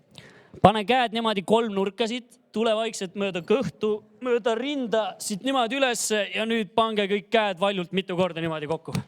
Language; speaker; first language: Estonian; native; Estonian